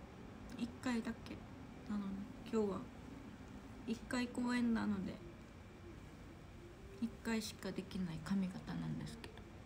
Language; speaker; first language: Japanese; non-native, fluent; Korean